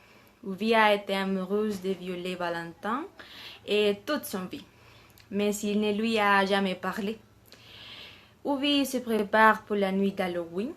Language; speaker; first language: French; non-native, learner; Spanish